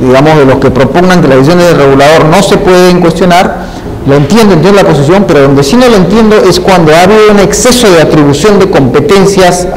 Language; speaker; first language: Spanish; native; Spanish